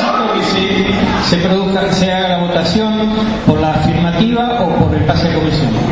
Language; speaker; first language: Spanish; native; Spanish